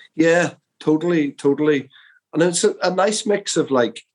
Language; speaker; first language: English; native; English